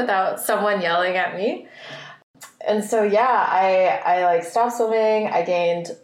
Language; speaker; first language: English; early bilingual, other home language; Vietnamese